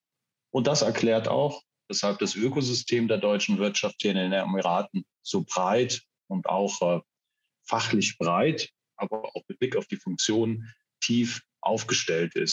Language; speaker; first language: German; native; German